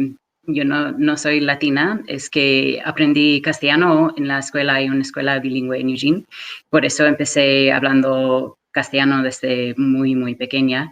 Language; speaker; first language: Spanish; non-native, fluent; English